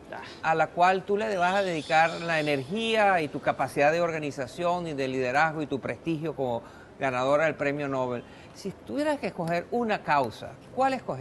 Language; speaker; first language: Spanish; native; Spanish